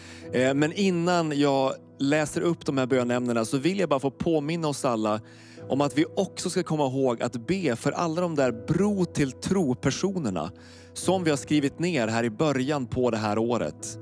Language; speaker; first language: Swedish; native; Swedish